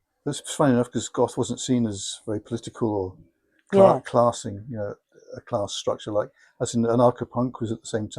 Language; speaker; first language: English; native; English